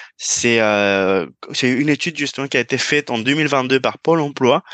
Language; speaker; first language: French; non-native, fluent; Spanish